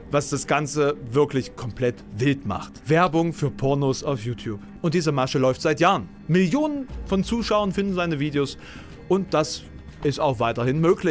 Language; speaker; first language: German; native; German